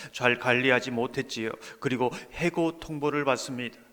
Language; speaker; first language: Korean; native; Korean